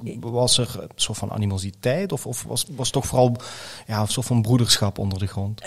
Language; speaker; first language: Dutch; native; Dutch